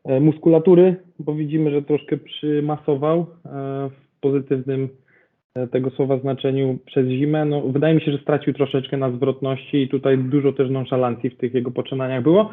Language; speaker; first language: Polish; native; Polish